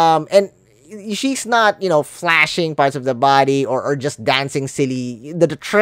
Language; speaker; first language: English; non-native, local second language; Filipino